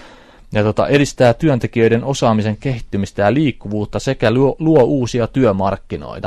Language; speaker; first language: Finnish; native; Finnish